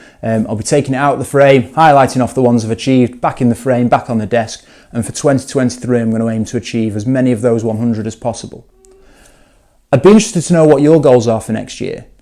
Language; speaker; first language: English; native; English